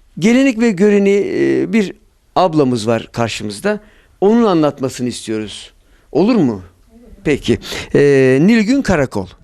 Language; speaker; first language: Turkish; native; Turkish